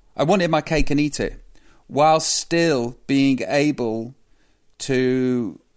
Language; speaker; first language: English; native; English